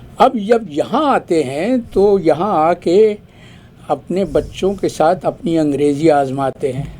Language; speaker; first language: Urdu; native; Urdu